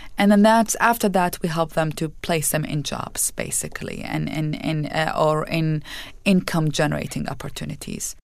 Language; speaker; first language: English; non-native, fluent; Arabic